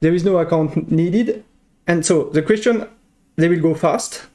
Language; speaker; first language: English; non-native, fluent; French